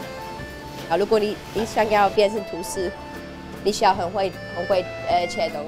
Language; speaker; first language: Chinese; non-native, learner; English